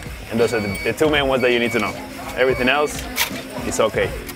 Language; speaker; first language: English; non-native, fluent; Spanish